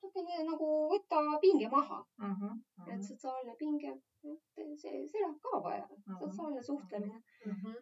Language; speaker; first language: Estonian; non-native, local second language; Russian